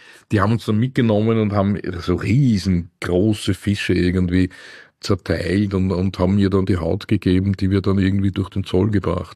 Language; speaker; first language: German; native; German